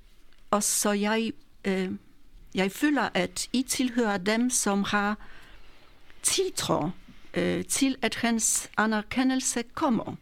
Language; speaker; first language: Danish; non-native, fluent; Polish